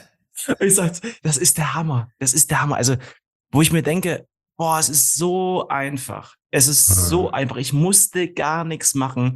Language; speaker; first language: German; native; German